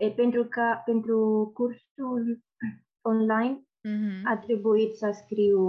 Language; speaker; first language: Romanian; non-native, fluent; Spanish